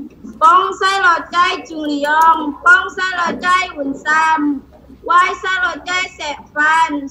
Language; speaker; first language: Cantonese; non-native, learner; Indonesian